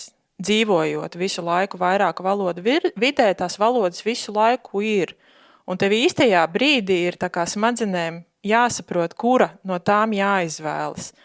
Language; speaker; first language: Latvian; native; Latvian